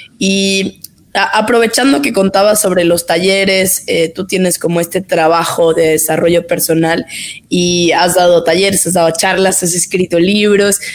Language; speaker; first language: Spanish; native; Spanish